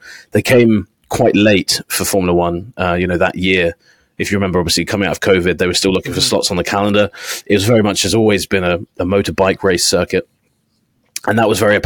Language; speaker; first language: English; native; English